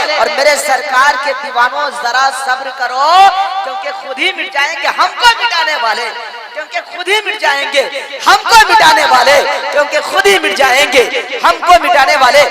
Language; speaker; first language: Urdu; native; Urdu